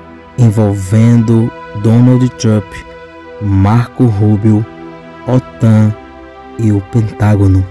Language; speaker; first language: Portuguese; native; Portuguese